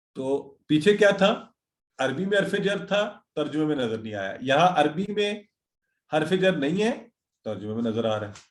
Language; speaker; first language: Urdu; native; Urdu